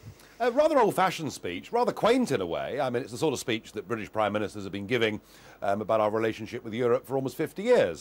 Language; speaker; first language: English; native; English